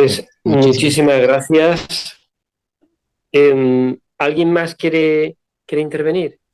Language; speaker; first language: Spanish; native; Spanish